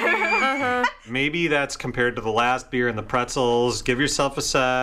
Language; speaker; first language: English; native; English